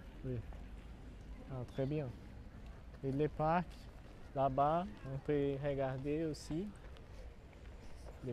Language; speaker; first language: French; non-native, learner; Portuguese